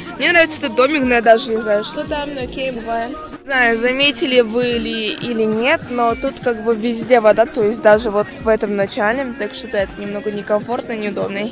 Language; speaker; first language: Russian; non-native, local second language; Azerbaijani